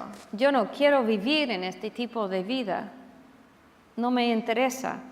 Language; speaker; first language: Spanish; non-native, fluent; English